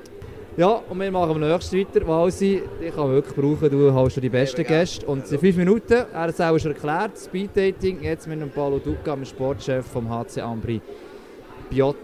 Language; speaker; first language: German; native; German